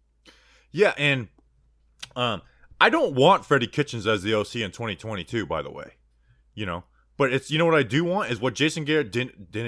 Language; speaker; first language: English; native; English